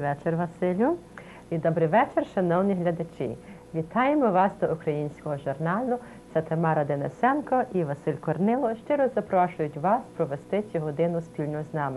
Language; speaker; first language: Ukrainian; early bilingual, heritage; Ukrainian